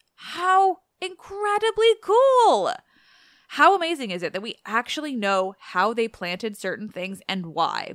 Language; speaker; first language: English; native; English